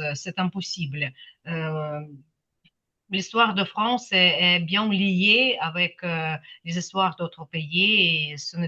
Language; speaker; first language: French; non-native, fluent; Ukrainian